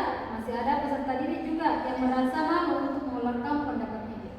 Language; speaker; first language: Indonesian; native; Indonesian